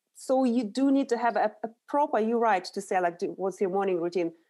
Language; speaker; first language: English; non-native, fluent; Russian